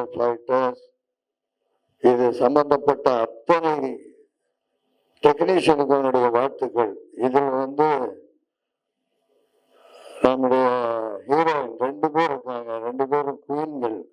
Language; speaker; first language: Tamil; native; Tamil